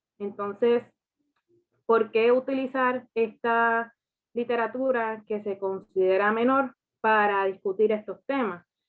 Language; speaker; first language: Spanish; early bilingual, heritage; Spanish